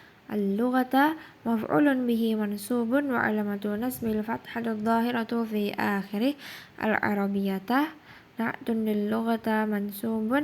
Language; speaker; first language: Arabic; non-native, learner; Indonesian